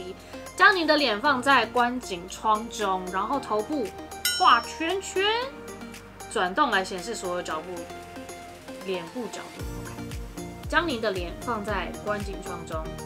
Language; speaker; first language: Chinese; native; Chinese